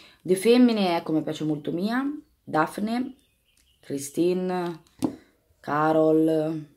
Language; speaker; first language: Italian; native; Italian